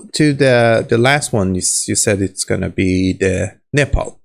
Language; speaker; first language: English; non-native, learner; Persian